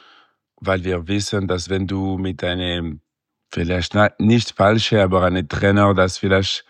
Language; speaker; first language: German; non-native, local second language; French